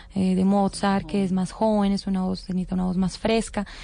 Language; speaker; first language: Spanish; native; Spanish